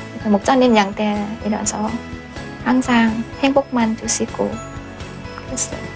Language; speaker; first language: Korean; non-native, fluent; Vietnamese